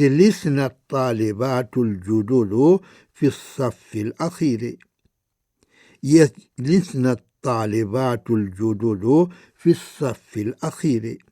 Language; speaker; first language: Arabic; non-native, fluent; Urdu